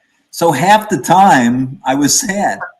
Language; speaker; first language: English; native; English